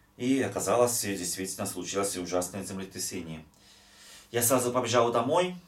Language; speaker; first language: Russian; non-native, fluent; Japanese